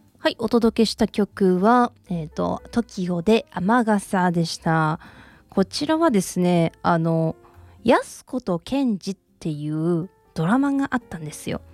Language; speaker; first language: Japanese; native; Japanese